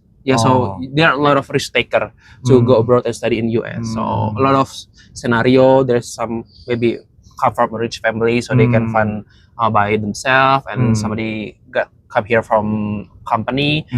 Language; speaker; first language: English; non-native, fluent; Indonesian